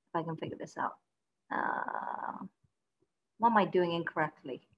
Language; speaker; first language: English; native; English